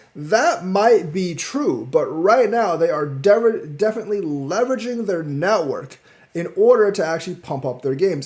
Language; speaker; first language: English; native; English